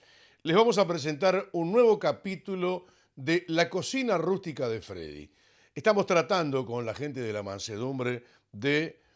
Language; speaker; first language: Spanish; native; Spanish